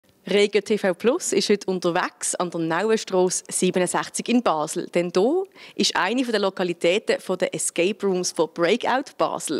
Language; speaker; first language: German; native; German